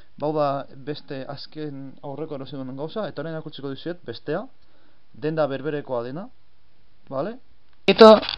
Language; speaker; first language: Basque; native; Basque